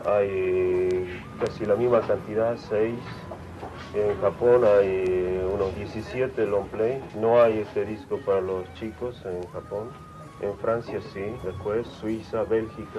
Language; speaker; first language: Spanish; non-native, local second language; Quechua